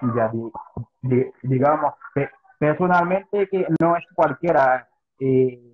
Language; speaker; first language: Spanish; non-native, learner; Haitian Creole